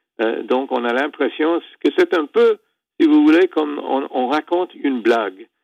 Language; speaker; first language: French; non-native, fluent; English